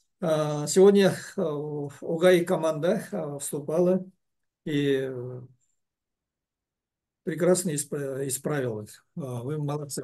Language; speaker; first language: Russian; non-native, learner; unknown